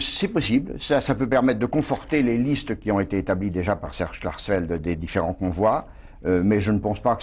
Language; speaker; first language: French; native; French